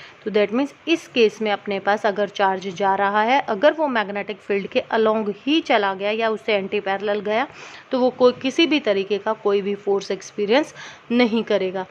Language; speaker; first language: Hindi; native; Hindi